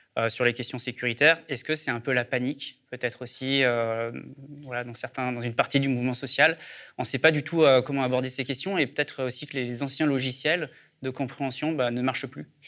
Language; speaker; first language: French; native; French